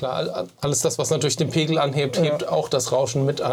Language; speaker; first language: German; native; German